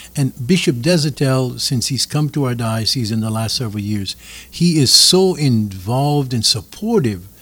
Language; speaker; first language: English; early bilingual, other home language; French